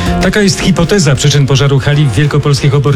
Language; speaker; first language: Polish; native; Polish